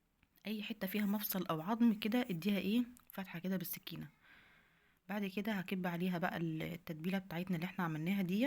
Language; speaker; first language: Arabic; native; Arabic